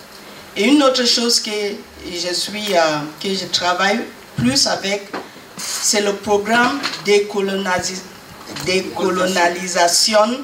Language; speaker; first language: French; non-native, learner; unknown